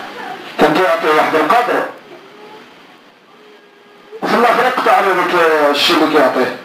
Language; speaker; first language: Arabic; native; Arabic